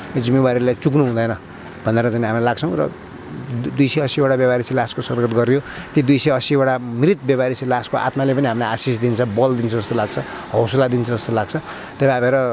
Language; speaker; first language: Nepali; native; Nepali